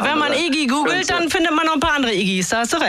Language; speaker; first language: German; native; German